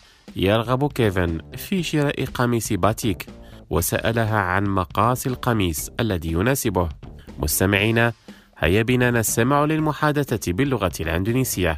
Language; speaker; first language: Arabic; non-native, fluent; Indonesian